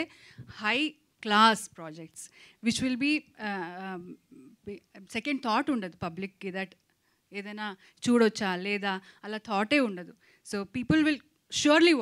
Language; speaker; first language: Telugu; non-native, local second language; Kannada